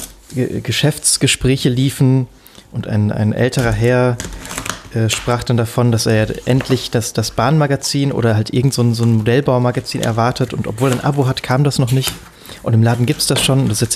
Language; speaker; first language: German; native; German